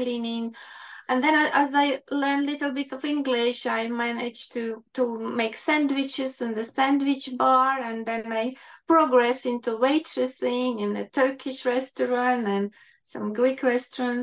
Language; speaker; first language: English; non-native, fluent; Ukrainian